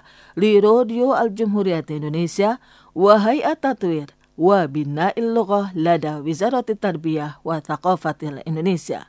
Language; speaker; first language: Arabic; non-native, fluent; Indonesian